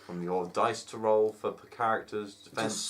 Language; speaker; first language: English; native; English